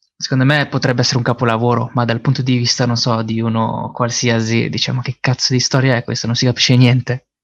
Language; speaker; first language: Italian; early bilingual, other home language; Filipino